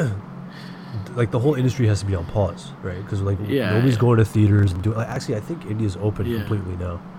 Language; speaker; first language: English; early bilingual, other home language; Hindi